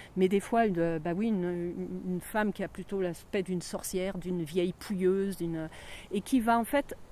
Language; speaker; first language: French; native; French